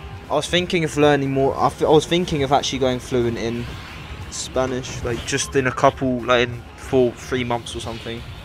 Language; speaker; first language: English; native; English